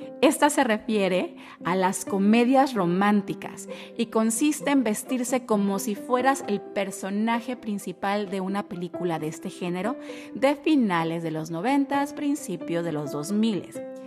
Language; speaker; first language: Spanish; native; Spanish